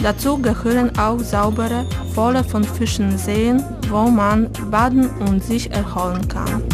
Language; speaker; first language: German; non-native, fluent; Polish